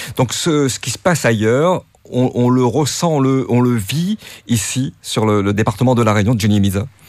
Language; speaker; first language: French; native; French